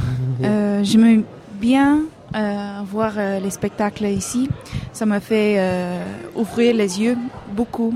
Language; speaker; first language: French; non-native, fluent; Hebrew